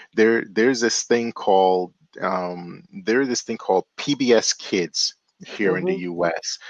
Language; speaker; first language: English; native; English